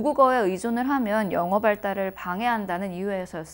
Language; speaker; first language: Korean; native; Korean